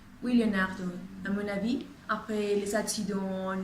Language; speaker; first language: French; non-native, learner; Spanish